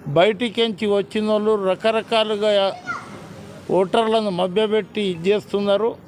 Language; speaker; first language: Telugu; non-native, local second language; Lambadi